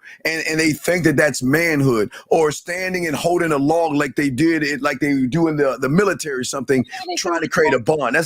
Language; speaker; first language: English; native; English